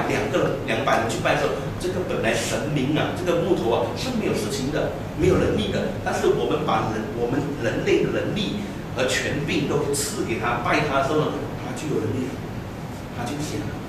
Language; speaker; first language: Chinese; native; Chinese